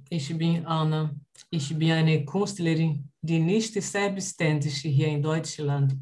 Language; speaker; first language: German; non-native, learner; Portuguese